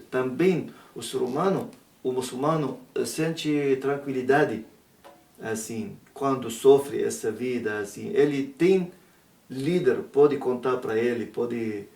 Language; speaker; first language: Portuguese; non-native, learner; Arabic